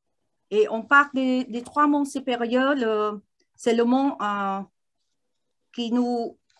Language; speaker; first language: French; non-native, learner; Vietnamese